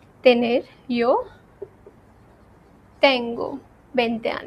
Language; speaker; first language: Spanish; non-native, fluent; Hindi